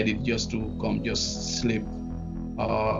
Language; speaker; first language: English; non-native, fluent; Fula